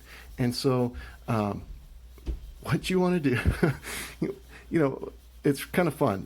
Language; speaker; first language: English; native; English